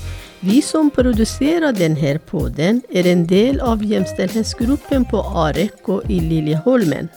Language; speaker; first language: Swedish; non-native, fluent; Persian